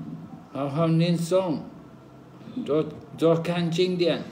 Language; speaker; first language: Chinese; non-native, learner; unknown